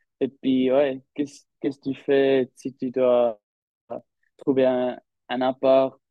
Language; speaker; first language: French; non-native, local second language; German